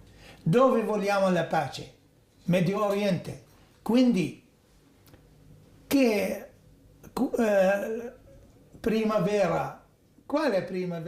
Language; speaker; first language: Italian; non-native, fluent; Arabic